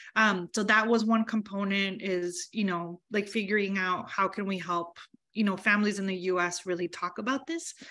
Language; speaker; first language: English; early bilingual, other home language; Spanish